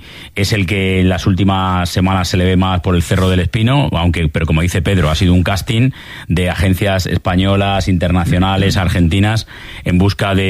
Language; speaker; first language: Spanish; native; Spanish